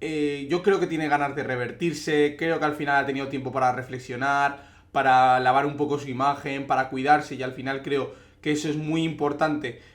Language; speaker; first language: Spanish; native; Spanish